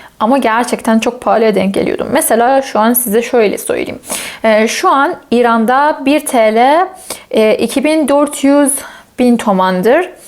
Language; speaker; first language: Turkish; non-native, fluent; Persian